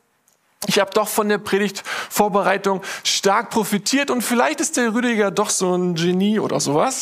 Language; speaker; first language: German; native; German